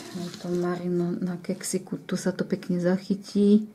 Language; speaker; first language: Slovak; native; Slovak